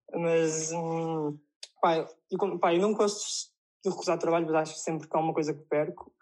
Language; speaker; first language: Portuguese; non-native, fluent; Chinese